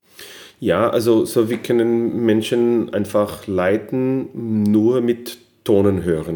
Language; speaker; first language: German; non-native, fluent; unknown